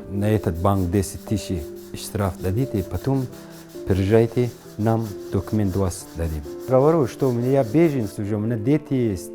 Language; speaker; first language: Russian; non-native, learner; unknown